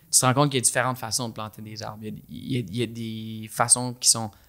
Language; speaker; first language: French; native; French